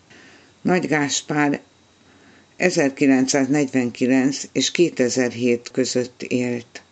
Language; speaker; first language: Hungarian; native; Hungarian